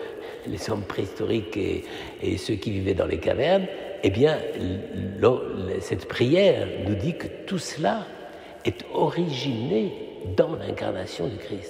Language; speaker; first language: French; native; French